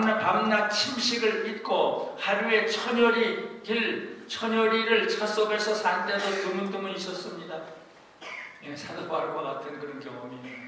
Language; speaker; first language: Korean; native; Korean